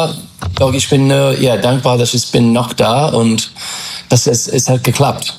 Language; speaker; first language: German; non-native, learner; English